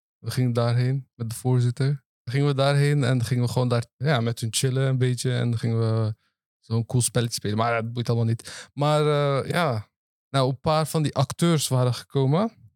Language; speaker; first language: Dutch; early bilingual, other home language; Turkish